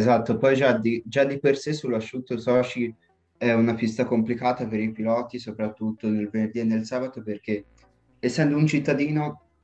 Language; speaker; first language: Italian; native; Italian